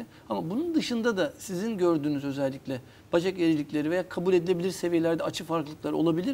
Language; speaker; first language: Turkish; native; Turkish